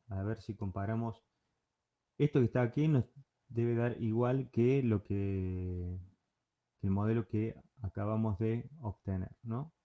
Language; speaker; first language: Spanish; native; Spanish